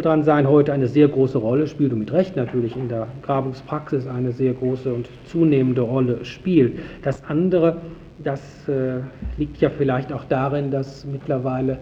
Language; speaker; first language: German; native; German